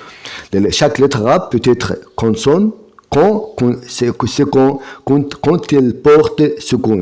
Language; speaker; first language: French; non-native, fluent; Arabic